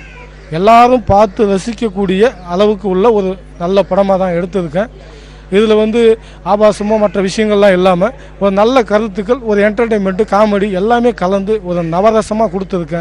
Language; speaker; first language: Tamil; native; Tamil